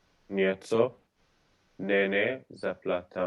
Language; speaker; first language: Czech; non-native, learner; English